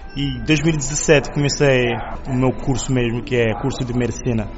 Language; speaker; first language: Portuguese; non-native, local second language; Kabuverdianu